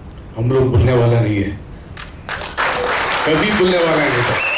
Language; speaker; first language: Hindi; non-native, local second language; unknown